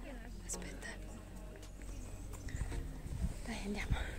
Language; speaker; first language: Italian; non-native, learner; Russian